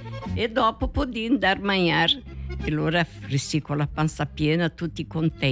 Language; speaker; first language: Italian; early bilingual, heritage; Portuguese